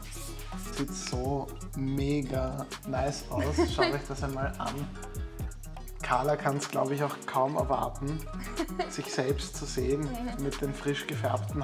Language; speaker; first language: German; native; German